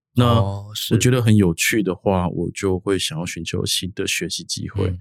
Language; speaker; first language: Chinese; native; Chinese